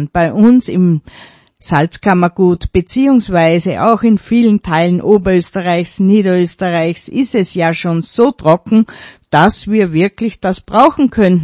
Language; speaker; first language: German; native; German